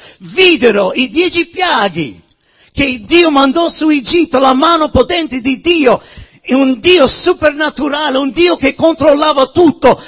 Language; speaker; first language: Italian; early bilingual, heritage; Italian